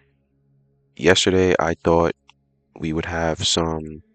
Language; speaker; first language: English; native; English